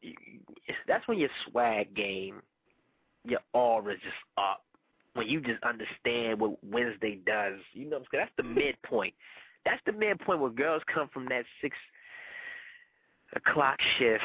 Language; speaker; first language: English; non-native, fluent; Spanish